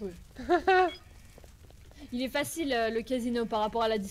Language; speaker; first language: French; native; French